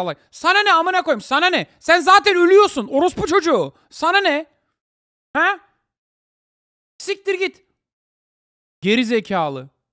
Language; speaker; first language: Turkish; early bilingual, heritage; Turkish